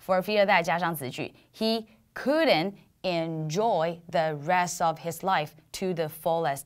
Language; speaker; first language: English; non-native, fluent; Chinese